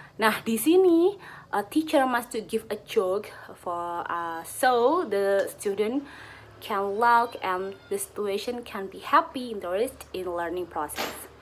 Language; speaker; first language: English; non-native, learner; Indonesian